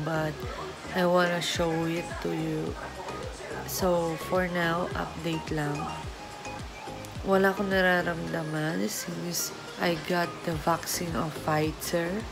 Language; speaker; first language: English; non-native, local second language; Filipino